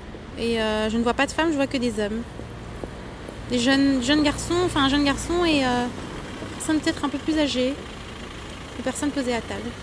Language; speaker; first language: French; native; French